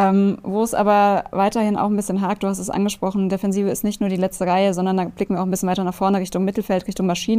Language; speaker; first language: German; native; German